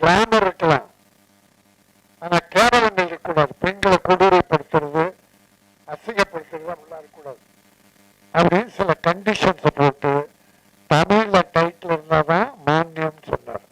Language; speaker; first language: Tamil; native; Tamil